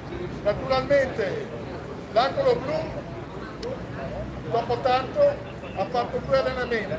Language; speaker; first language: Italian; native; Italian